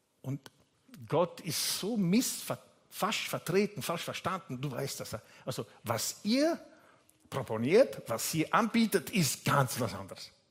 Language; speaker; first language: German; non-native, fluent; Italian